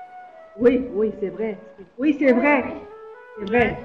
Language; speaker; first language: French; non-native, fluent; Romanian